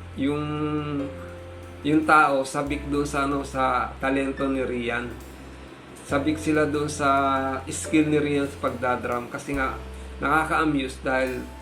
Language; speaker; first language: Filipino; native; Filipino